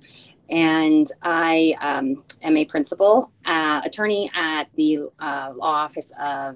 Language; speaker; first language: English; early bilingual, other home language; Spanish